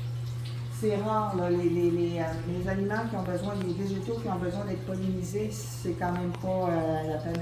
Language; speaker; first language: French; native; French